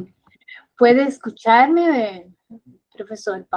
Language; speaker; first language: Spanish; non-native, learner; Portuguese